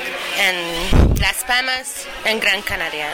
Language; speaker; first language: Spanish; non-native, learner; Hungarian